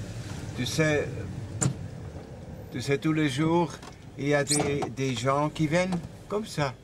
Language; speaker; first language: French; non-native, local second language; German